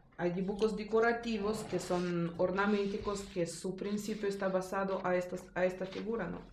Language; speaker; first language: Spanish; non-native, fluent; Russian